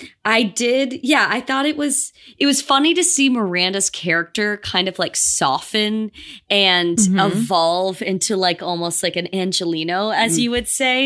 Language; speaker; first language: English; native; English